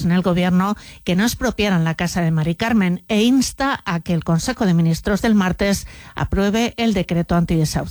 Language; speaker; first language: Spanish; native; Spanish